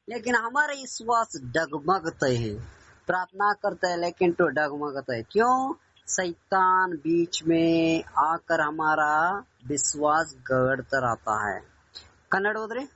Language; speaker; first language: Hindi; non-native, local second language; Kannada